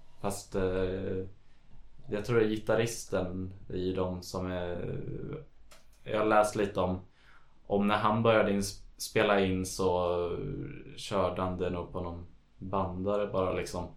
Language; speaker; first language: Swedish; native; Swedish